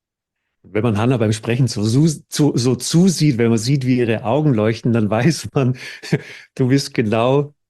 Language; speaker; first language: German; native; German